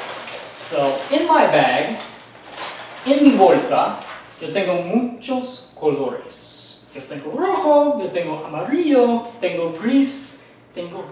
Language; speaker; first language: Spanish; non-native, fluent; English